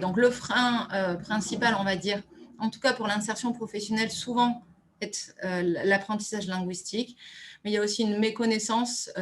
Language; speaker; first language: French; native; French